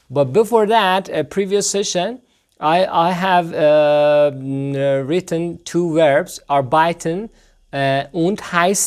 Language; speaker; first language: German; non-native, fluent; Persian